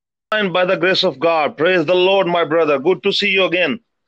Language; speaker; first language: English; non-native, local second language; Punjabi